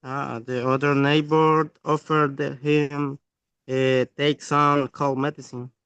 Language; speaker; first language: English; non-native, learner; Spanish